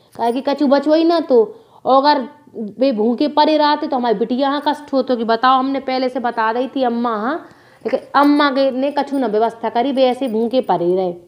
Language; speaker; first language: Hindi; native; Hindi